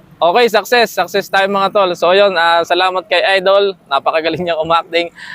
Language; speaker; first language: Filipino; native; Filipino